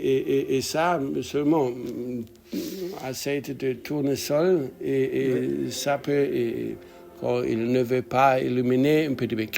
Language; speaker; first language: French; non-native, learner; English